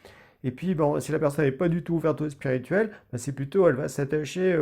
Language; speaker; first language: French; native; French